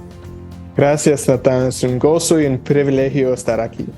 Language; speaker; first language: Spanish; non-native, fluent; English